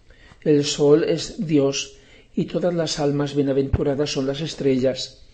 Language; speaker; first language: Spanish; native; Spanish